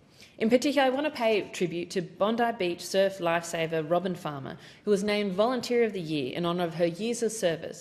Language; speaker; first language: English; native; English